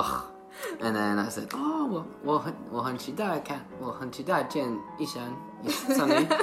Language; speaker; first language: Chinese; non-native, learner; English